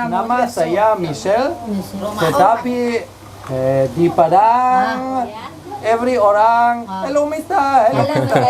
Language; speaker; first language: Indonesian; non-native, learner; German